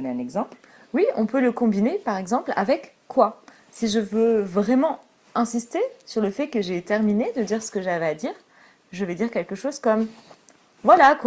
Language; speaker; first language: French; native; French